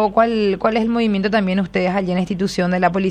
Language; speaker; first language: Spanish; native; Spanish